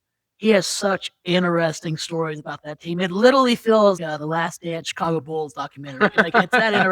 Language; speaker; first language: English; native; English